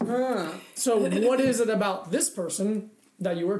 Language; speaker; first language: English; early bilingual, other home language; Spanish